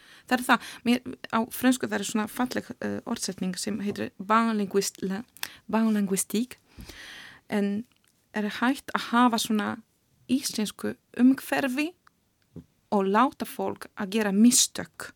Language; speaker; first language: Icelandic; non-native, learner; Polish